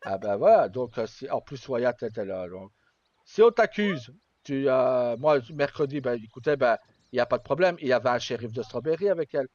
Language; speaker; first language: French; native; French